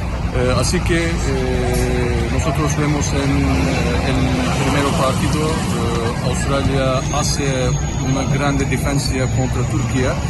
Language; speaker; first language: Spanish; non-native, learner; Turkish